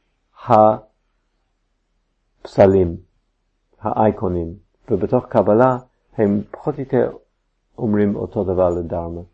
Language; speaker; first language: Hebrew; non-native, fluent; English